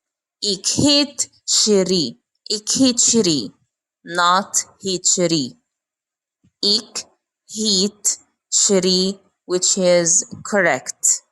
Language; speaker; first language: Dutch; non-native, learner; Arabic